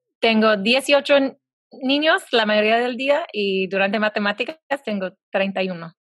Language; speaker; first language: Spanish; non-native, fluent; English